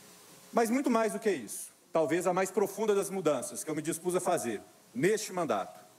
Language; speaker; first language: Portuguese; native; Portuguese